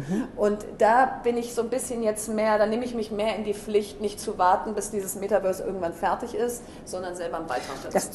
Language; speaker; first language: German; native; German